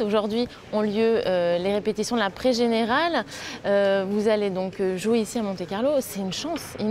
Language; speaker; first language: French; native; French